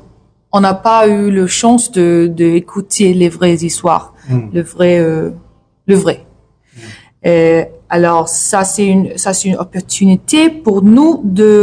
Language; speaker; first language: French; non-native, learner; English